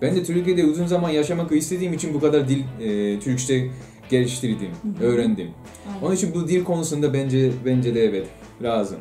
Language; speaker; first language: Turkish; non-native, fluent; Japanese